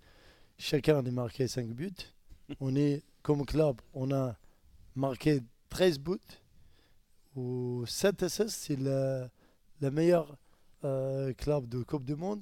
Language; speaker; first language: French; non-native, learner; Arabic